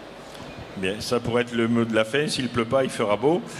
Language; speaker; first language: French; native; French